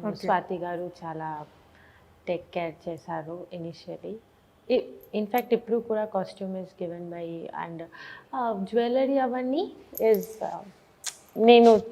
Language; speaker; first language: Telugu; non-native, learner; Bangla